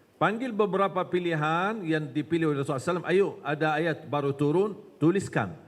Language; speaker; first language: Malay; non-native, fluent; Arabic